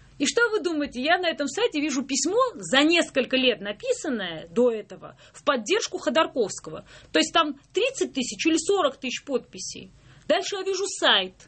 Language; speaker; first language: Russian; non-native, local second language; Georgian